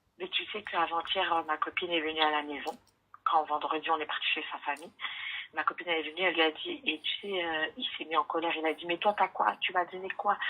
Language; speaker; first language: French; early bilingual, other home language; Arabic